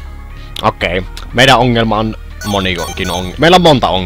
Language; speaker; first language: Finnish; native; Finnish